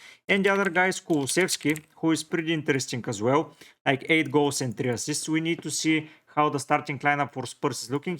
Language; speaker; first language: English; non-native, fluent; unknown